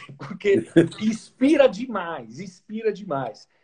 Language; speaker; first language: Portuguese; non-native, fluent; Italian